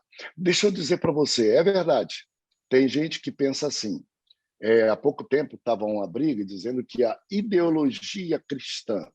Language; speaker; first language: Portuguese; native; Portuguese